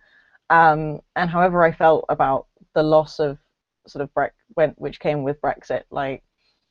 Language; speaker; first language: English; native; English